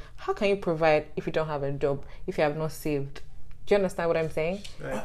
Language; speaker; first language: English; non-native, local second language; Akan